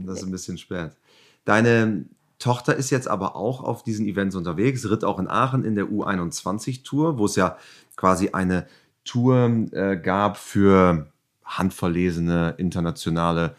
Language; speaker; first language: German; native; German